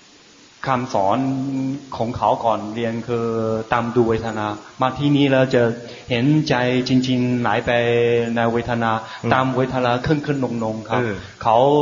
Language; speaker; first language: Thai; non-native, fluent; Chinese